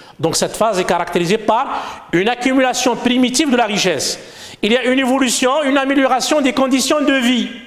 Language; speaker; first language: French; non-native, local second language; Arabic